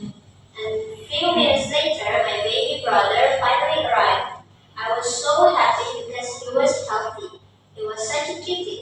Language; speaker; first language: English; non-native, learner; Indonesian